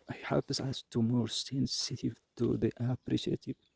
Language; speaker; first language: English; non-native, local second language; Amharic